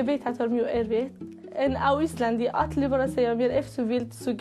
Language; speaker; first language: Icelandic; non-native, learner; Persian